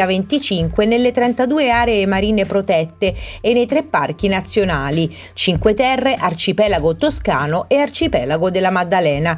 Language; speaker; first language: Italian; native; Italian